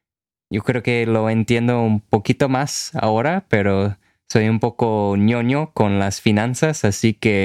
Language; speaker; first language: Spanish; non-native, fluent; English